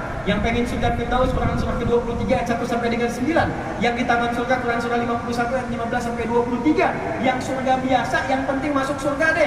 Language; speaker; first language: Indonesian; native; Indonesian